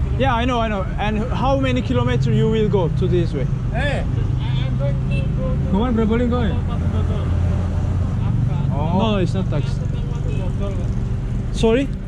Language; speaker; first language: English; non-native, learner; Turkish